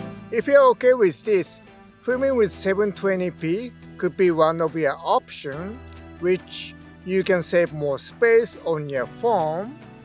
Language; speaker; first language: English; non-native, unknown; Japanese